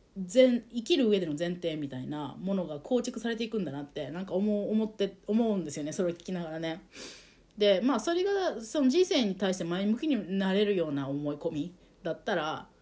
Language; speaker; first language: Japanese; native; Japanese